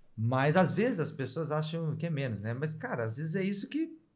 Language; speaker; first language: Portuguese; native; Portuguese